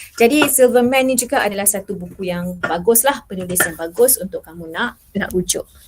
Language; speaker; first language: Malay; native; Malay